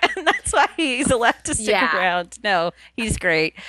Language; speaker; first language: English; early bilingual, other home language; Spanish